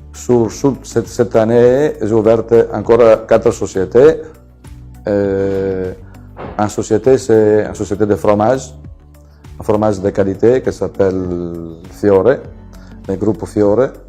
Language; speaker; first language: French; non-native, fluent; Italian